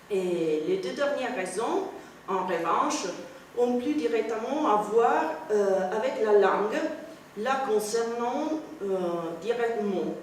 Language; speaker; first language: French; non-native, fluent; Italian